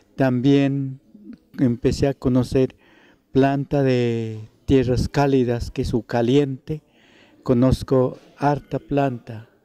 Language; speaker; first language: Spanish; non-native, local second language; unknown